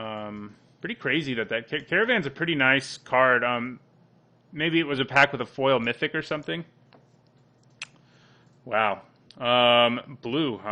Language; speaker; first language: English; native; English